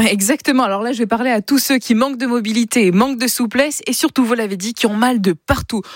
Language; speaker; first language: French; native; French